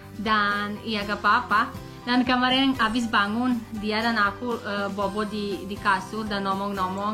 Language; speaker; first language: Indonesian; non-native, learner; English